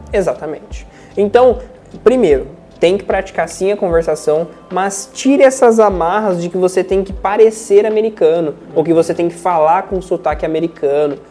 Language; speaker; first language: Portuguese; native; Portuguese